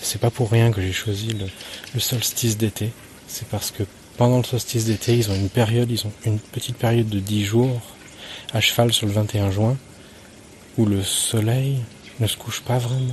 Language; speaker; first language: French; native; French